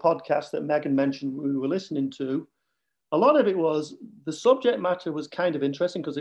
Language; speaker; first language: English; native; English